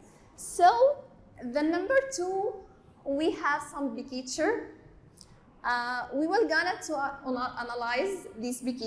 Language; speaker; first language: English; non-native, learner; Arabic